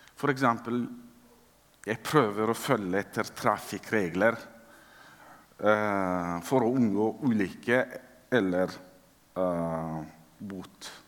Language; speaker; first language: Norwegian; non-native, fluent; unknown